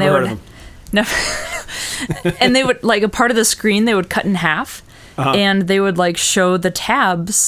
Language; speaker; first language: English; native; English